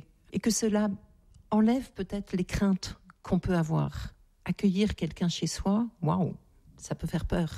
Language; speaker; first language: French; native; French